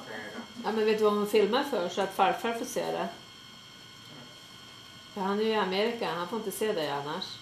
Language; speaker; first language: Swedish; native; Swedish